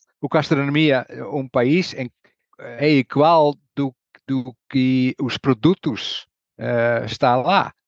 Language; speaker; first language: Portuguese; non-native, learner; Dutch